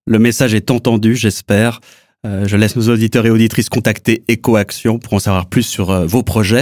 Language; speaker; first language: French; native; French